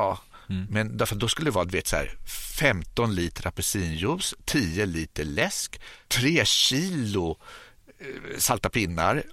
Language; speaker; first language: Swedish; native; Swedish